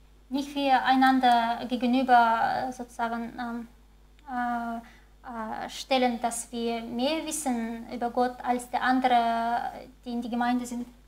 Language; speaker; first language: German; non-native, fluent; Chinese